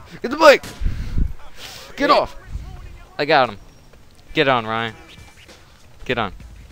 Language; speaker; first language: English; native; English